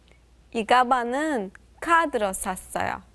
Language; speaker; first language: Korean; non-native, learner; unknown